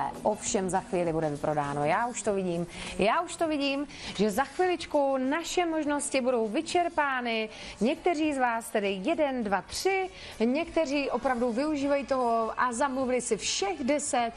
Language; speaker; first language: Czech; native; Czech